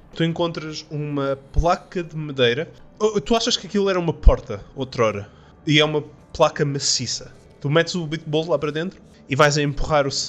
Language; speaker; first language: Portuguese; native; Portuguese